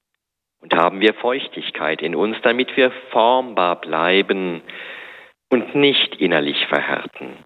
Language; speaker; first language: German; native; German